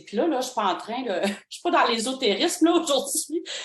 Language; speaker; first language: French; native; French